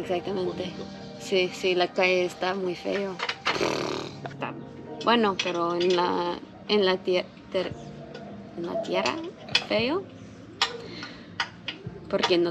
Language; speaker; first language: Spanish; non-native, learner; English